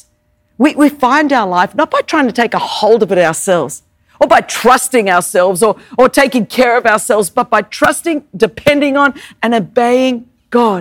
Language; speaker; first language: English; non-native, local second language; Greek